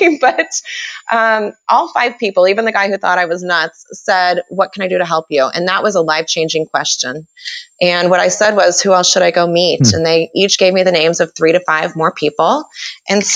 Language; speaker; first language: English; native; English